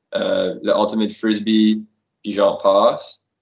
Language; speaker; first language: French; native; French